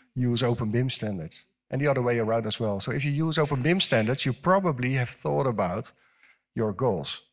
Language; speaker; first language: English; non-native, fluent; Dutch